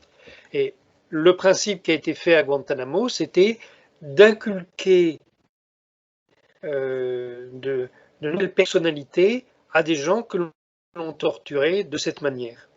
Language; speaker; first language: French; native; French